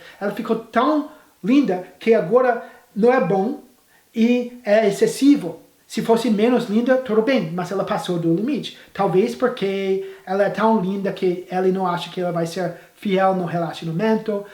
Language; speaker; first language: Portuguese; non-native, fluent; English